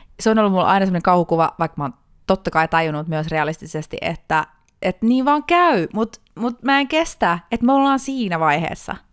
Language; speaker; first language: Finnish; early bilingual, heritage; Finnish